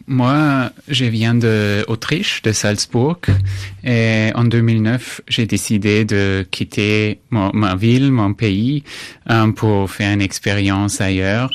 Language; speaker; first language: French; non-native, fluent; German